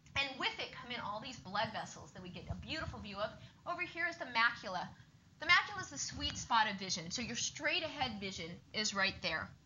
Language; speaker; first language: English; native; English